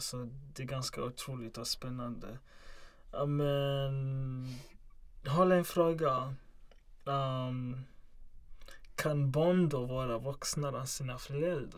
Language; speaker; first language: Swedish; non-native, local second language; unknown